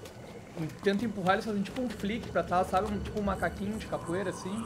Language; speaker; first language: Portuguese; native; Portuguese